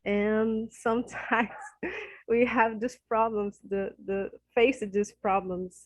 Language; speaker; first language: English; non-native, learner; Portuguese